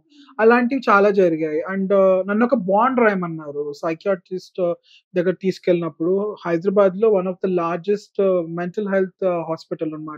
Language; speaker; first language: Telugu; native; Telugu